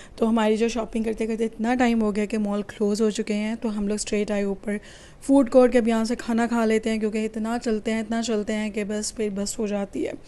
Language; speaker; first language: Urdu; native; Urdu